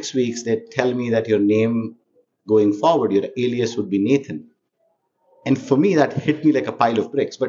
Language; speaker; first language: English; non-native, local second language; Kannada